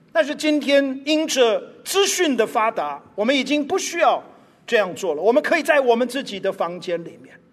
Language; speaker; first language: Chinese; non-native, local second language; English